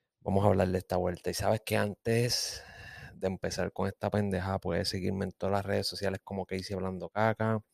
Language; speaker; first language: Spanish; native; Spanish